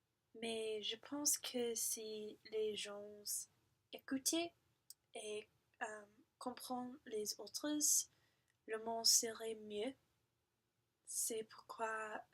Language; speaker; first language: French; non-native, learner; English